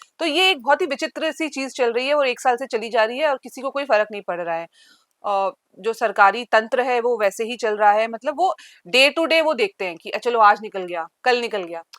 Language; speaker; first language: Hindi; native; Hindi